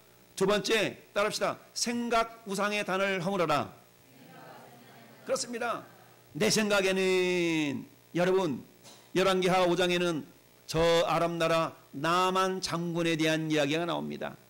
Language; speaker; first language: Korean; native; Korean